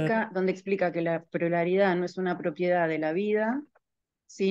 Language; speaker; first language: Spanish; native; Spanish